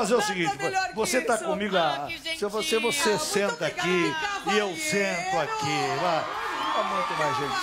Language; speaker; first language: Portuguese; native; Portuguese